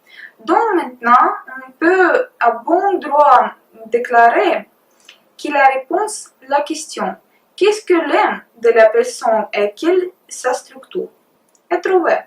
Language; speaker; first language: French; non-native, learner; Russian